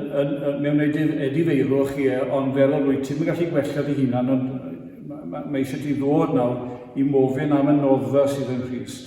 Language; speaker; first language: Welsh; native; Welsh